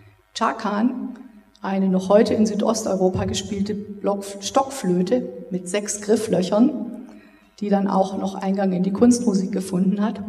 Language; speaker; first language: German; native; German